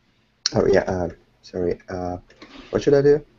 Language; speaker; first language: English; non-native, fluent; Russian